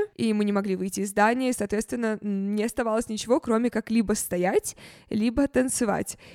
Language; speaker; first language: Russian; native; Russian